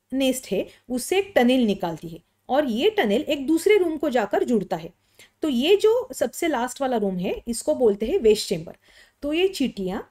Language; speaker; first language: Hindi; non-native, local second language; Marathi